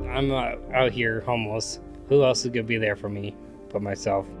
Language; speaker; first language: English; native; English